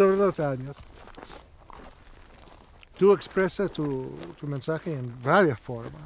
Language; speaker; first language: Spanish; non-native, fluent; English